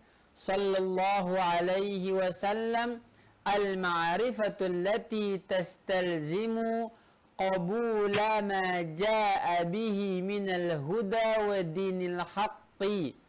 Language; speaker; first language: Arabic; non-native, fluent; Indonesian